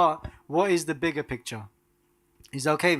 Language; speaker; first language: English; non-native, local second language; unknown